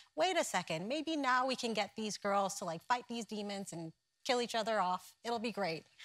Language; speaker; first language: English; native; English